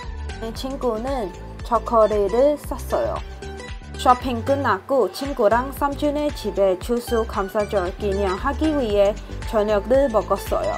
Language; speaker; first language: Korean; non-native, learner; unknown